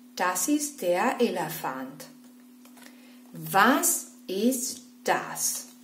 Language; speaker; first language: German; non-native, fluent; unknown